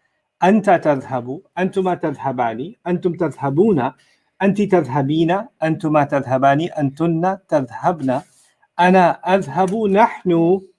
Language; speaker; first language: Arabic; non-native, fluent; English